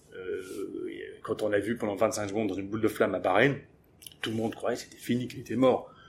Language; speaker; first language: French; early bilingual, other home language; English